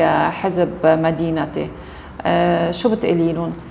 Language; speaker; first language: Arabic; native; Arabic